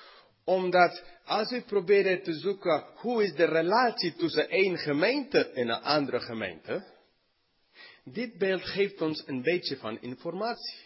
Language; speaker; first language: Dutch; non-native, fluent; English